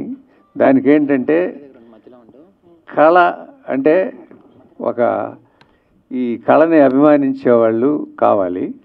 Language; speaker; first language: Telugu; native; Telugu